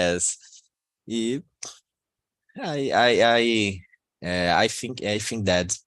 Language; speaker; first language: English; non-native, learner; Portuguese